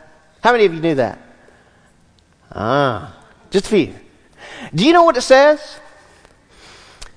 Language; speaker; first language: English; native; English